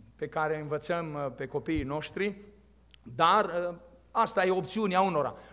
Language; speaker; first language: Romanian; native; Romanian